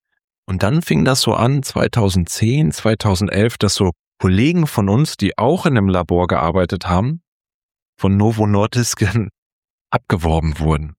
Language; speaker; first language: German; native; German